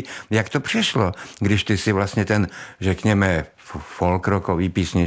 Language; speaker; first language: Czech; native; Czech